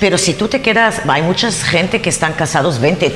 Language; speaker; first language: Spanish; native; Spanish